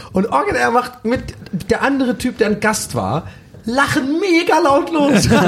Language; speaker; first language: German; native; German